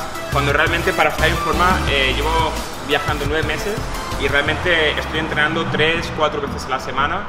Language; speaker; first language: Spanish; native; Spanish